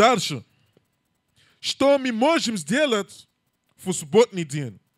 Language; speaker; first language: Russian; non-native, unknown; English